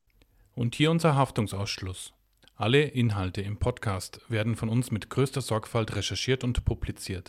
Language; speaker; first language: German; native; German